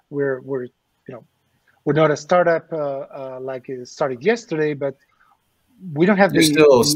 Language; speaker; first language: English; non-native, fluent; Spanish